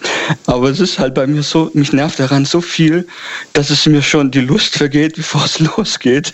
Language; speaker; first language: German; native; German